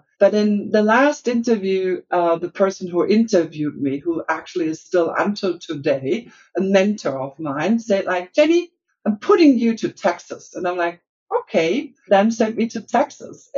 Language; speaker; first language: English; non-native, fluent; German